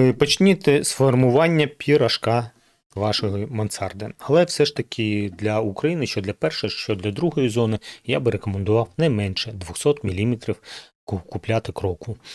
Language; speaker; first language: Ukrainian; non-native, local second language; Russian